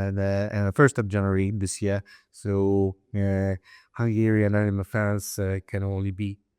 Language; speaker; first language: English; non-native, fluent; Hungarian